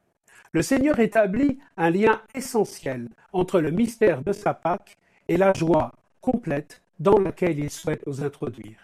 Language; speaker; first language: French; native; French